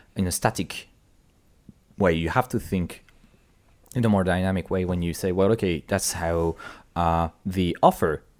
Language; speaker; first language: English; non-native, fluent; French